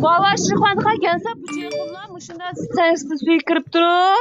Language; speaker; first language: Chinese; non-native, local second language; Uyghur